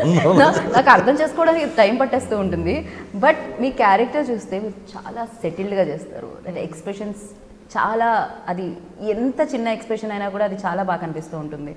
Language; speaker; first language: Telugu; native; Telugu